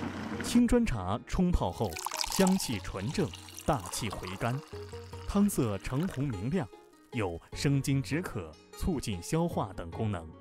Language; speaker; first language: Chinese; native; Chinese